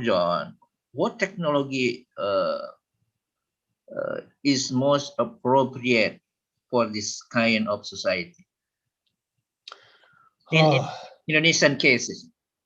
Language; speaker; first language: English; non-native, fluent; Indonesian